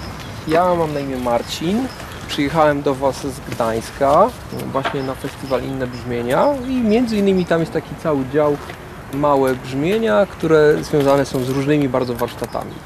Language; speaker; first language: Polish; native; Polish